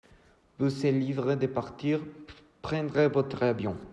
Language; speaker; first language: French; non-native, learner; Spanish